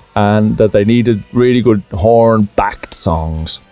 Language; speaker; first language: English; native; English